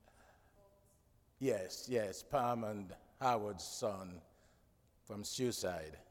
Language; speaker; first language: English; non-native, local second language; Krio